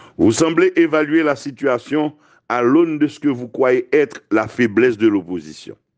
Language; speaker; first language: French; non-native, local second language; Haitian Creole